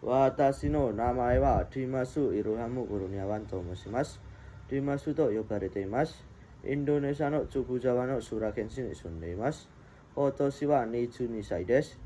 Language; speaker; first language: Japanese; non-native, learner; Indonesian